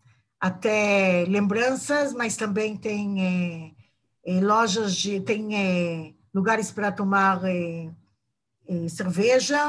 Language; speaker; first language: Portuguese; non-native, fluent; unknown